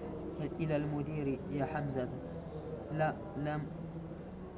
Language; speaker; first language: Arabic; non-native, learner; French